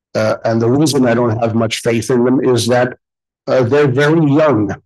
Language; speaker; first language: English; non-native, fluent; Spanish